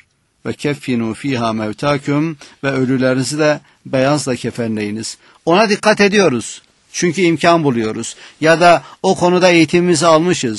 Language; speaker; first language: Turkish; native; Turkish